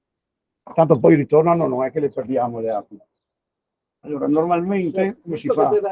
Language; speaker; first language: Italian; native; Italian